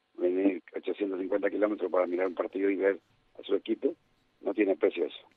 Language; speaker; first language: Spanish; native; Spanish